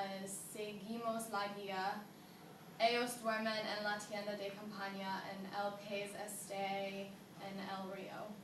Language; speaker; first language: Spanish; non-native, learner; English